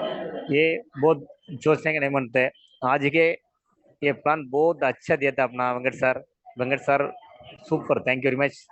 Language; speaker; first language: Hindi; non-native, local second language; Tamil